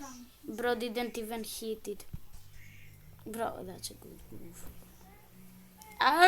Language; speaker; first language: English; non-native, learner; Greek